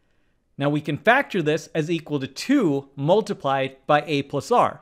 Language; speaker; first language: English; native; English